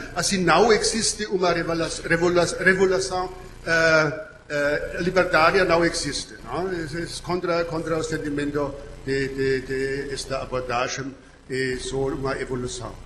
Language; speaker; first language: Portuguese; non-native, fluent; German